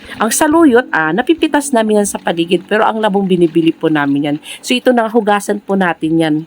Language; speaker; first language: Filipino; non-native, local second language; Cebuano